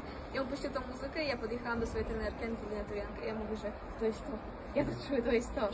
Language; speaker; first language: Polish; non-native, fluent; Russian